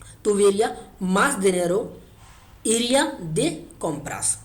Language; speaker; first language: Spanish; non-native, learner; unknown